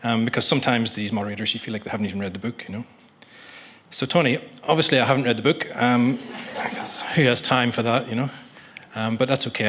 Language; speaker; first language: English; native; English